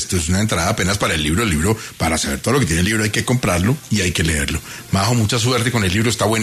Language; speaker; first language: Spanish; native; Spanish